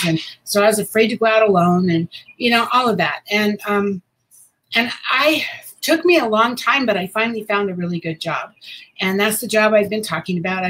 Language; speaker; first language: English; native; English